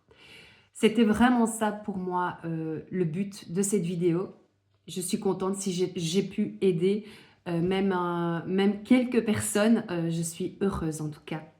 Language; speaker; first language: French; native; French